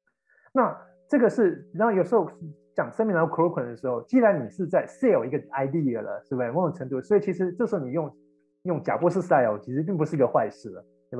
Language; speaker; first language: Chinese; native; Chinese